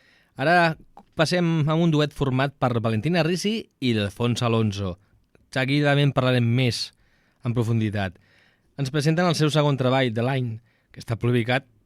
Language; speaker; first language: Catalan; native; Catalan